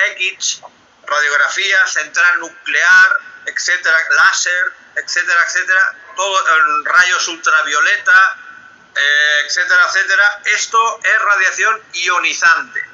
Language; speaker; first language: Spanish; native; Spanish